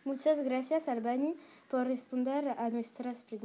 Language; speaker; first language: Spanish; non-native, learner; French